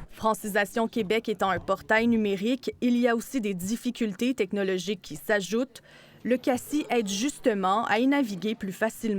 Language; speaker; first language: French; native; French